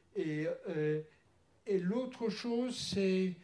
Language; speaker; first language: French; early bilingual, other home language; Polish